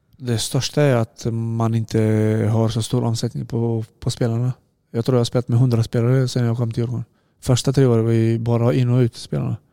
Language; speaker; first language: Swedish; non-native, fluent; Serbian